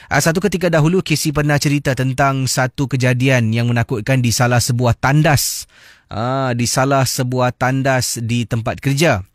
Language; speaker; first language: Malay; native; Malay